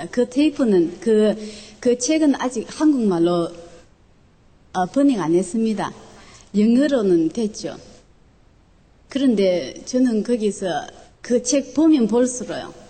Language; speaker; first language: Korean; non-native, local second language; Chinese